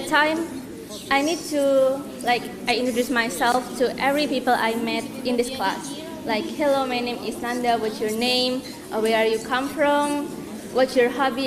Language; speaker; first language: English; non-native, learner; Indonesian